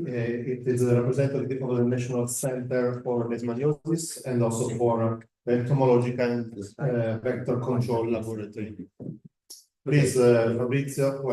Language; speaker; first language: English; non-native, fluent; Italian